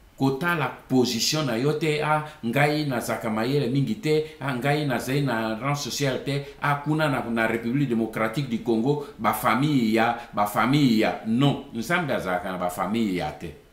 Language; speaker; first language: Lingala; non-native, local second language; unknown